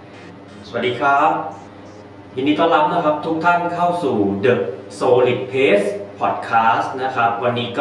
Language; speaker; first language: Thai; native; Thai